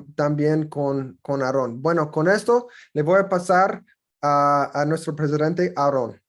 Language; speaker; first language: Spanish; non-native, fluent; English